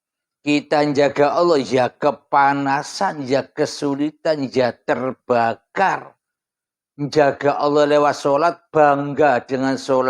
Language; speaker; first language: Indonesian; non-native, local second language; Javanese